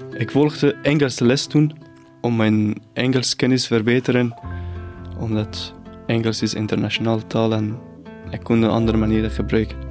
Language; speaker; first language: Dutch; non-native, fluent; Persian